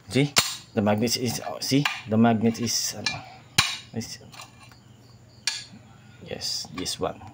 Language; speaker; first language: English; non-native, learner; Filipino